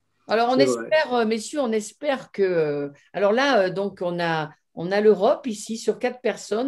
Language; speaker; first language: French; native; French